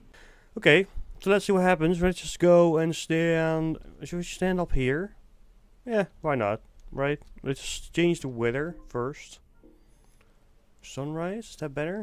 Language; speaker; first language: English; non-native, fluent; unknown